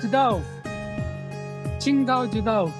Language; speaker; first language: Chinese; non-native, learner; Hindi